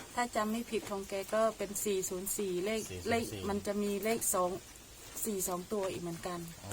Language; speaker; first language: Thai; native; Thai